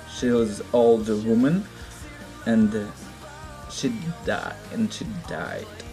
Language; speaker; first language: English; non-native, learner; Russian